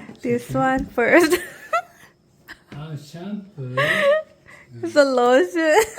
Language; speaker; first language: English; non-native, learner; Thai